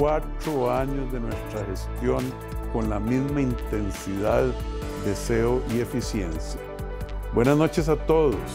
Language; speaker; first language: Spanish; native; Spanish